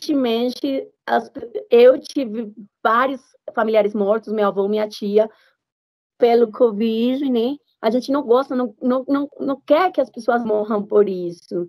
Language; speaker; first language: Portuguese; non-native, fluent; Spanish